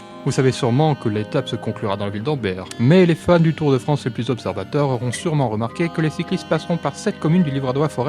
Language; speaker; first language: French; native; French